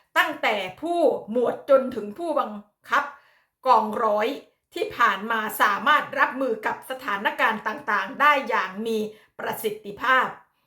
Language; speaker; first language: Thai; native; Thai